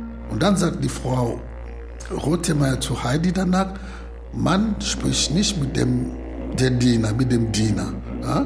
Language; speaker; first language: German; non-native, fluent; Lingala